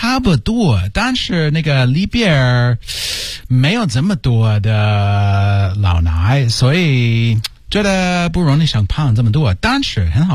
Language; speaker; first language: Chinese; non-native, learner; English